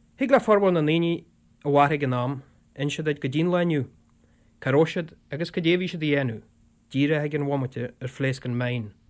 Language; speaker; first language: Irish; native; Irish